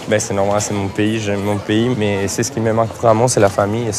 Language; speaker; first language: French; non-native, fluent; Italian